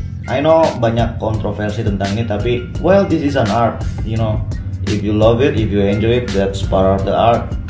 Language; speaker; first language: English; non-native, fluent; Indonesian